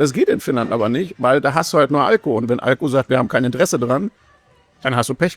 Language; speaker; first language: German; native; German